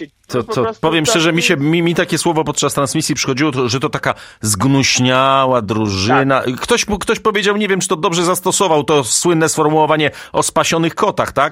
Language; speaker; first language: Polish; native; Polish